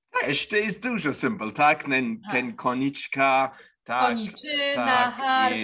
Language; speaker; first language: Polish; non-native, learner; English